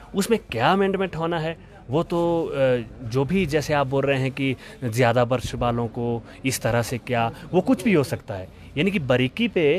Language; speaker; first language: Hindi; native; Hindi